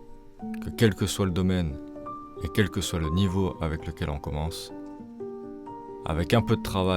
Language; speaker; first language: French; native; French